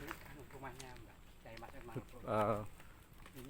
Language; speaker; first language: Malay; non-native, local second language; Javanese